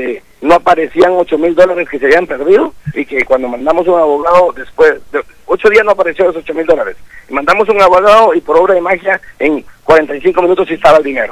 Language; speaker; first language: Spanish; native; Spanish